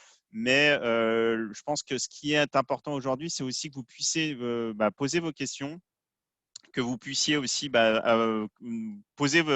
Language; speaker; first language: French; native; French